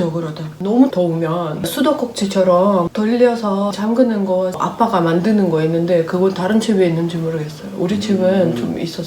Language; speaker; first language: Korean; non-native, fluent; Russian